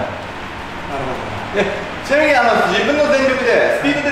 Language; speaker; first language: Japanese; native; Japanese